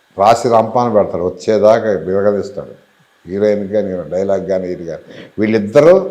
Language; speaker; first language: Telugu; native; Telugu